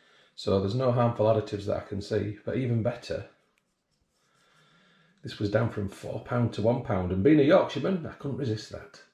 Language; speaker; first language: English; native; English